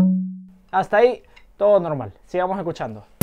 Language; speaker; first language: Spanish; native; Spanish